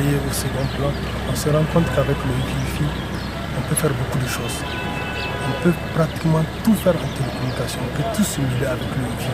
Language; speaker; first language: French; non-native, local second language; Hausa